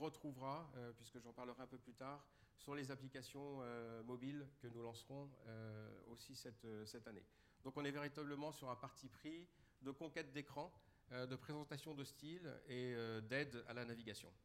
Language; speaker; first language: French; native; French